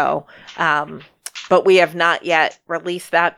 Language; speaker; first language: English; native; English